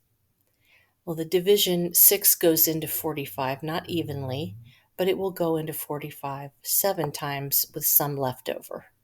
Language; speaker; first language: English; native; English